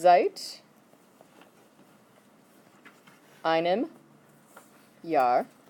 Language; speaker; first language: German; non-native, fluent; English